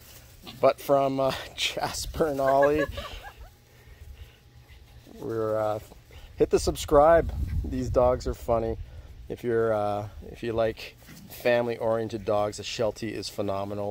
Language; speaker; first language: English; native; English